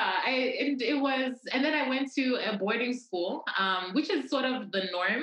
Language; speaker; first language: English; non-native, local second language; Bemba